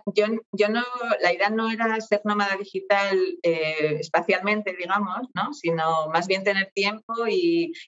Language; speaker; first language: Spanish; native; Spanish